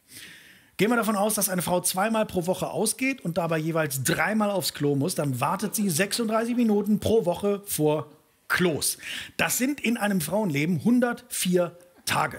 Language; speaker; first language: German; native; German